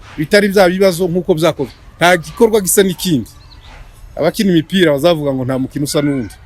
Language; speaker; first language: Kinyarwanda; native; Kinyarwanda